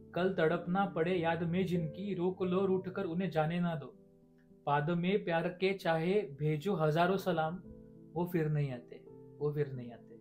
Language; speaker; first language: Hindi; non-native, local second language; Marathi